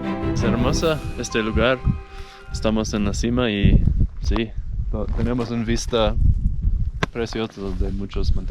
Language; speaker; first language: Spanish; non-native, learner; English